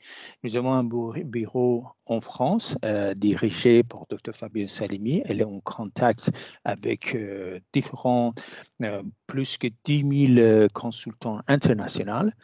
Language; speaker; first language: French; non-native, fluent; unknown